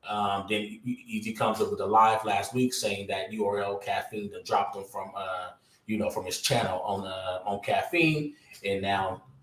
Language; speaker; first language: English; native; English